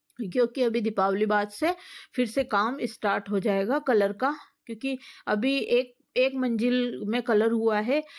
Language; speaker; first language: Hindi; native; Hindi